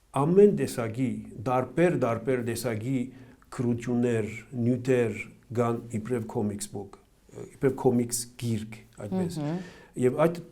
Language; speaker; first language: Armenian; early bilingual, heritage; Armenian